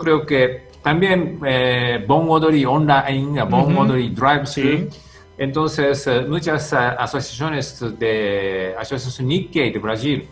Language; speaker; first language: Spanish; non-native, fluent; Japanese